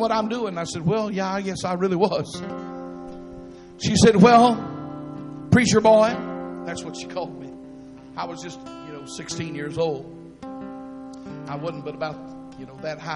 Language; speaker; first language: English; native; English